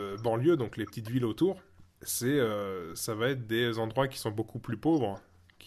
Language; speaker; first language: French; native; French